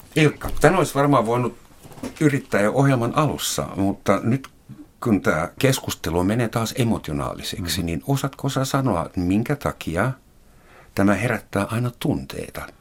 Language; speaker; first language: Finnish; non-native, fluent; German